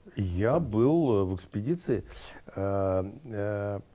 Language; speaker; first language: Russian; native; Russian